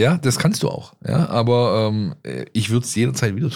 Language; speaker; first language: German; native; German